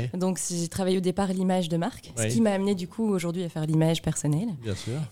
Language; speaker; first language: French; native; French